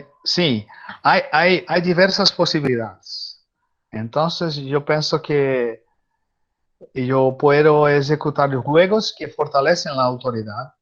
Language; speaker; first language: Spanish; non-native, learner; Portuguese